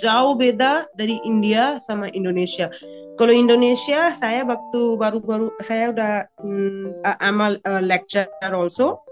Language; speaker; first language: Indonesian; non-native, fluent; Punjabi